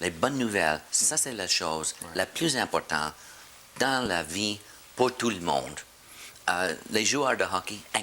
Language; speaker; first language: French; non-native, fluent; English